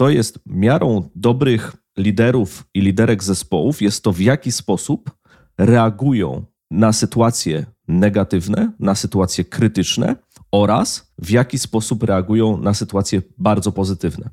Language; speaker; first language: Polish; native; Polish